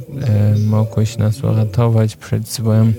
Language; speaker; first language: Polish; non-native, fluent; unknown